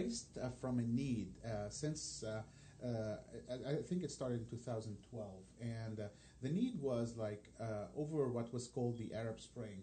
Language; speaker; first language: English; non-native, fluent; Arabic